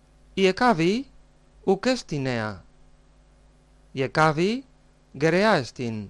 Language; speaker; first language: Greek; non-native, fluent; Spanish